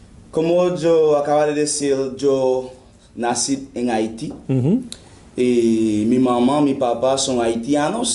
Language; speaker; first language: Spanish; non-native, fluent; Haitian Creole